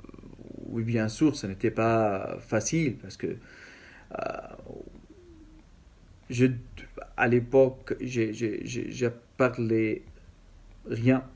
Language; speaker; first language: French; non-native, learner; Arabic